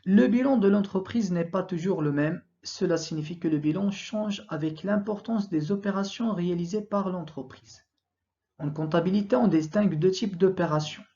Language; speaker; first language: French; non-native, local second language; Arabic